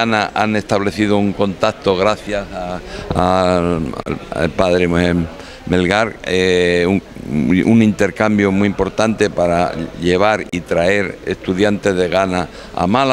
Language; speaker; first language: Spanish; native; Spanish